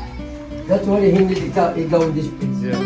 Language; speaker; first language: English; non-native, learner; Arabic